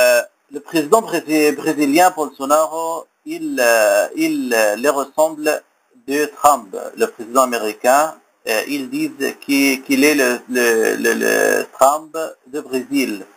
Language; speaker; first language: French; non-native, learner; Arabic